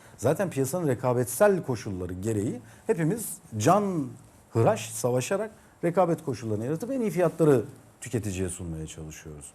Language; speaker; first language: Turkish; native; Turkish